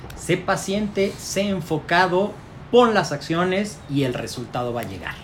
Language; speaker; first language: Spanish; native; Spanish